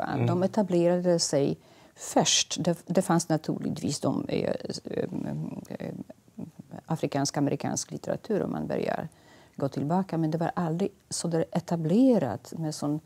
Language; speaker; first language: Swedish; non-native, fluent; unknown